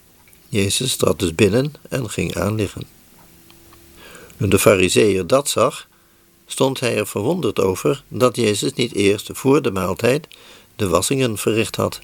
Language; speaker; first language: Dutch; native; Dutch